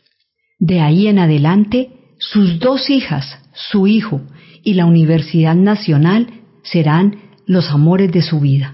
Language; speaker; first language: Spanish; native; Spanish